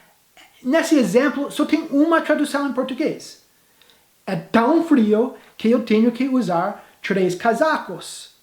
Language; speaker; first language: Portuguese; non-native, fluent; English